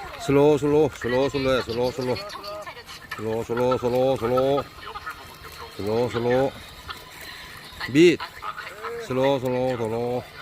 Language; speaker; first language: Korean; non-native, learner; Thai